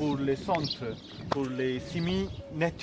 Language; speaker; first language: French; non-native, learner; Hindi